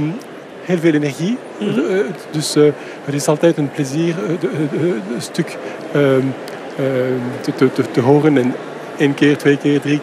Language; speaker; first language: Dutch; non-native, fluent; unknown